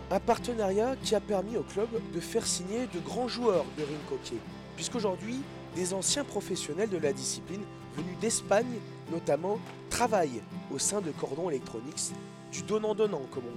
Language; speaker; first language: French; native; French